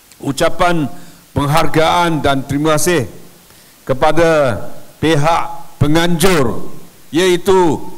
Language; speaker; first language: Malay; non-native, local second language; Chinese